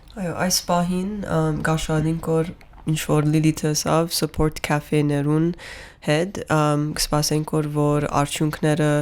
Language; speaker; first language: Armenian; early bilingual, heritage; Armenian